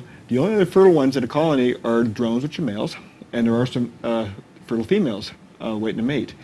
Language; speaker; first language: English; native; English